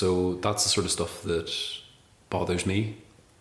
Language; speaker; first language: English; native; English